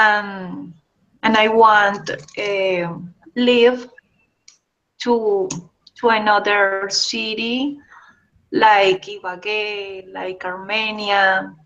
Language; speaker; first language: English; non-native, learner; Spanish